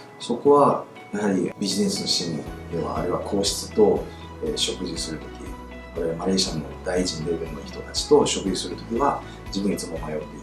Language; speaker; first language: Japanese; non-native, fluent; Chinese